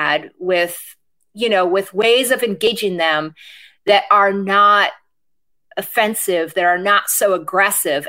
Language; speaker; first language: English; native; English